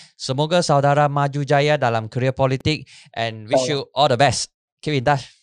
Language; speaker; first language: Malay; non-native, local second language; Chinese